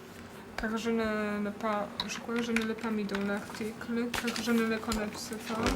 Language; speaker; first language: French; non-native, learner; Polish